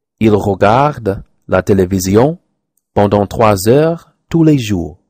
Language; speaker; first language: French; non-native, learner; English